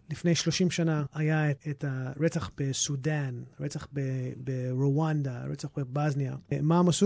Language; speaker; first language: Hebrew; early bilingual, heritage; English